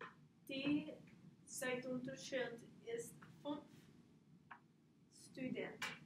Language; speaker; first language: German; non-native, learner; English